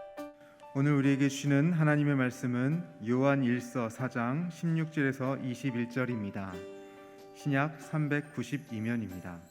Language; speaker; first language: Korean; native; Korean